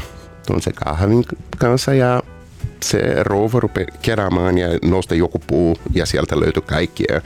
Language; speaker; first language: Finnish; non-native, fluent; Portuguese